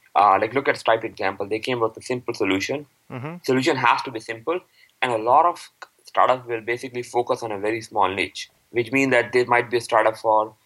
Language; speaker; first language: English; non-native, local second language; Urdu